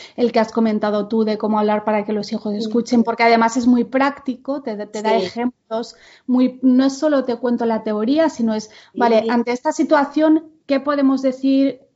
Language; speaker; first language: Spanish; non-native, local second language; Catalan